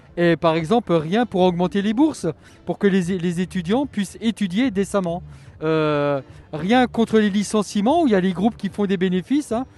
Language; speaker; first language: French; native; French